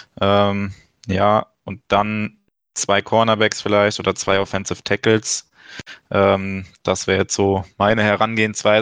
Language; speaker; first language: German; native; German